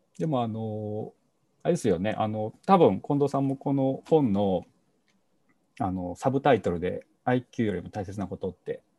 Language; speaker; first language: Japanese; native; Japanese